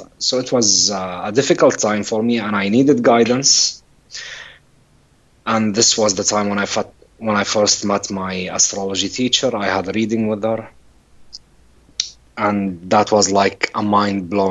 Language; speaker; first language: English; non-native, fluent; Arabic